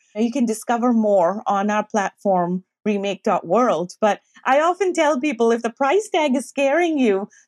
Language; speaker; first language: English; non-native, local second language; Urdu